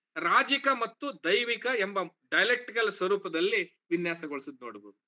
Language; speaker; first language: Kannada; native; Kannada